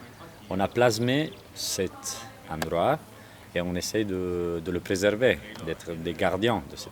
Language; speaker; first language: French; non-native, learner; Italian